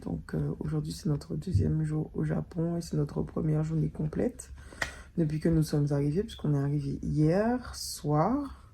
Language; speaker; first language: French; native; French